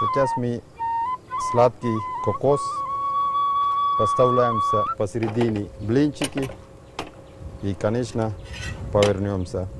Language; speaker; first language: Russian; non-native, fluent; Sinhala